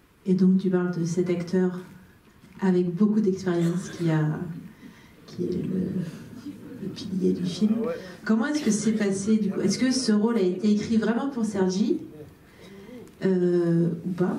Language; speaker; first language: French; native; French